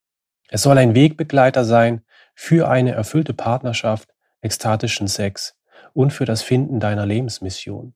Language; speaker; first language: German; native; German